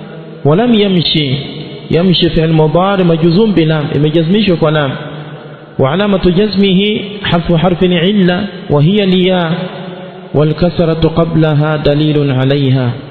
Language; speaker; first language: Arabic; non-native, fluent; Swahili